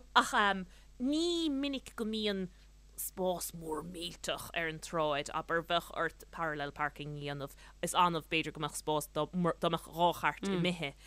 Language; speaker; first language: Irish; native; Irish